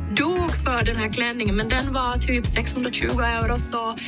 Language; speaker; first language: Swedish; native; Swedish